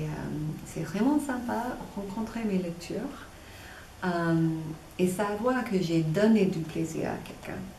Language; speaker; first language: French; non-native, fluent; English